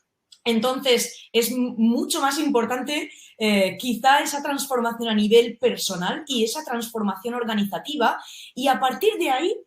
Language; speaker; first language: Spanish; native; Spanish